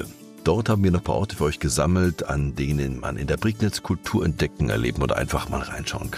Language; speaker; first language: German; native; German